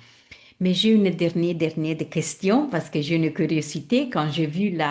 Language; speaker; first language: French; non-native, fluent; Italian